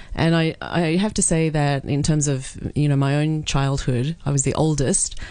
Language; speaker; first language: English; native; English